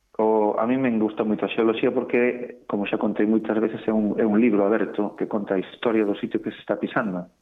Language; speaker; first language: Galician; native; Galician